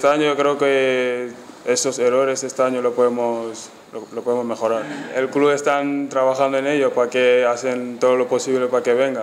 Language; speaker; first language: Spanish; non-native, fluent; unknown